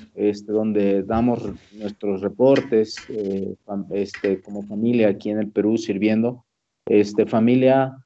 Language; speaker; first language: Spanish; native; Spanish